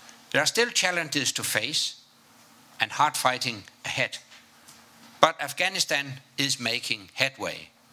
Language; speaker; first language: English; non-native, fluent; Danish